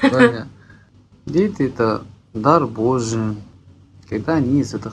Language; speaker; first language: Russian; non-native, fluent; Persian